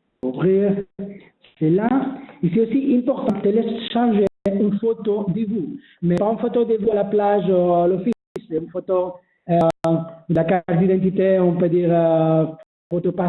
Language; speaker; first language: French; non-native, learner; Spanish